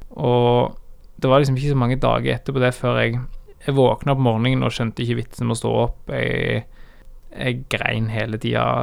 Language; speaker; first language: Norwegian; native; Norwegian